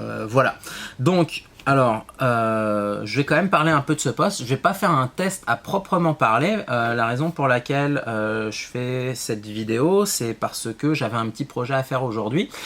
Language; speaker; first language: French; native; French